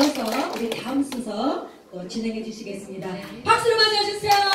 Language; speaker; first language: Korean; native; Korean